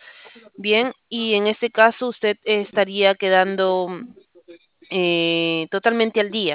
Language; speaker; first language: Spanish; native; Spanish